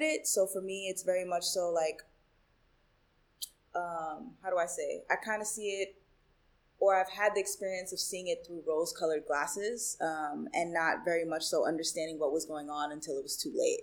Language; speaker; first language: English; early bilingual, other home language; Spanish